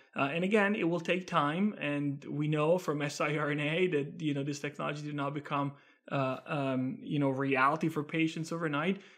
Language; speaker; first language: English; non-native, fluent; Italian